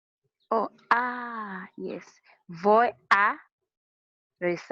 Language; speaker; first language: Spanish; non-native, learner; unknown